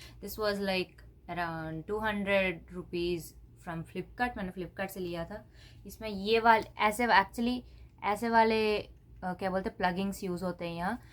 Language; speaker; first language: Hindi; non-native, local second language; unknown